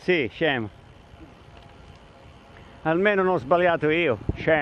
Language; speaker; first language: Italian; non-native, learner; English